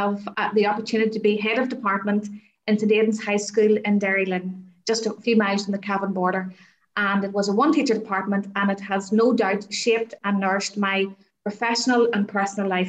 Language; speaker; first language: English; native; English